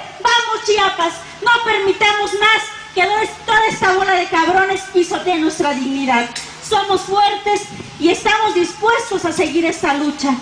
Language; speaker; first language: Spanish; native; Spanish